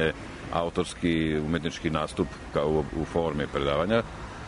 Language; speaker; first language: Croatian; native; Croatian